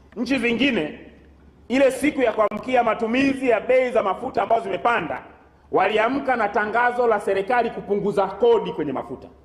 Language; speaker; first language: Swahili; native; Swahili